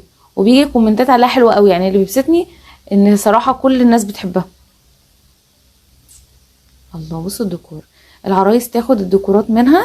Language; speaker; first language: Arabic; native; Arabic